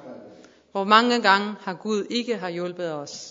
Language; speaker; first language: Danish; non-native, fluent; Persian